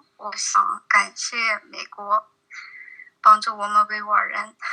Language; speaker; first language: Chinese; non-native, local second language; Uyghur